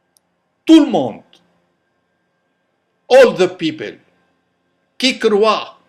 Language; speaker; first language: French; non-native, local second language; Arabic